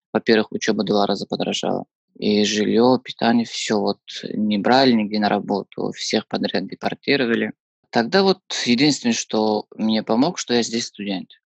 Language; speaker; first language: Russian; non-native, fluent; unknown